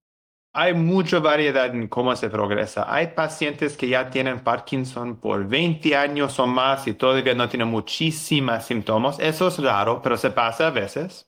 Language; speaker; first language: Spanish; non-native, learner; English